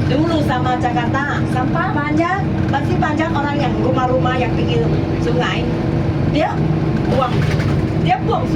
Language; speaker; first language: Indonesian; non-native, learner; Thai